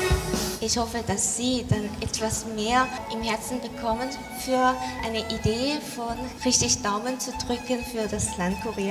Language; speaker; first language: German; non-native, fluent; Korean